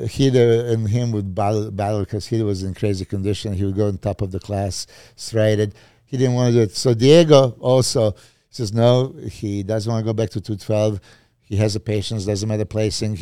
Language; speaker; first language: English; non-native, fluent; Serbian